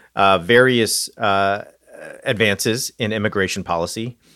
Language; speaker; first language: English; native; English